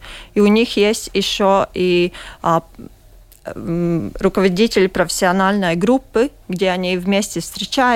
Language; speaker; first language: Russian; non-native, local second language; Latvian